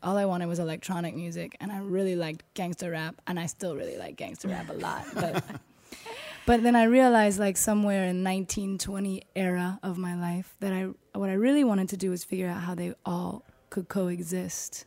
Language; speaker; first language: English; native; English